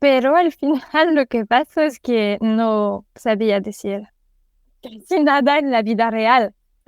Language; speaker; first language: Spanish; non-native, fluent; French